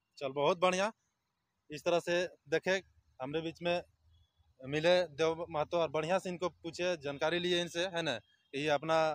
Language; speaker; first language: Hindi; non-native, local second language; Magahi